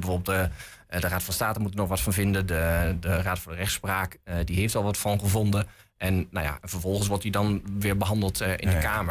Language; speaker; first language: Dutch; native; Dutch